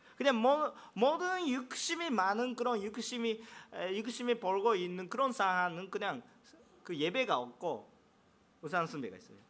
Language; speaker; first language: Korean; non-native, fluent; Japanese